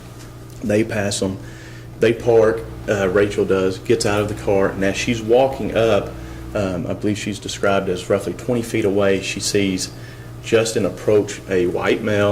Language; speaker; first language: English; native; English